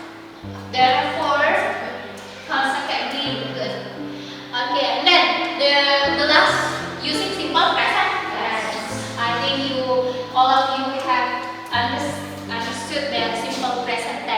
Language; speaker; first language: English; non-native, fluent; Indonesian